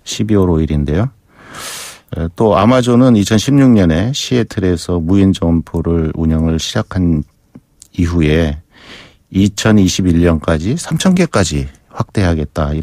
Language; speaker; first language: Korean; native; Korean